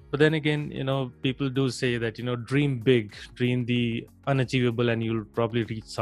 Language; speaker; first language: English; non-native, local second language; Hindi